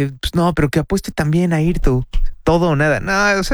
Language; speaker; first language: Spanish; native; Spanish